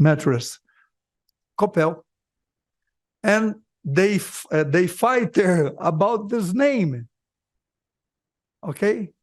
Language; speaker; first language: English; non-native, learner; Portuguese